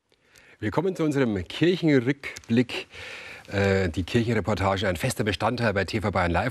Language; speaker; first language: German; native; German